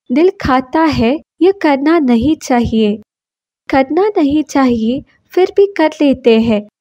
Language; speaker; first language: Hindi; non-native, local second language; Kannada